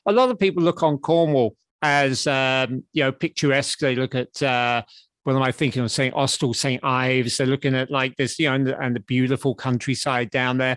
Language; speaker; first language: English; native; English